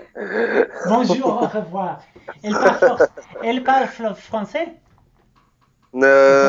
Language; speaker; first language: French; non-native, learner; English